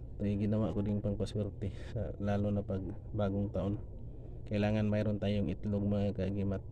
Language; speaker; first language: Filipino; non-native, local second language; Cebuano